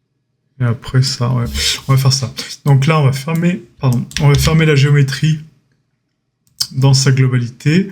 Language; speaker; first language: French; native; French